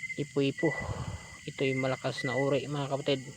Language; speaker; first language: Filipino; non-native, local second language; Cebuano